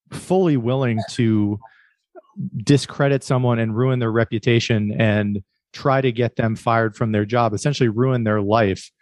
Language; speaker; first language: English; native; English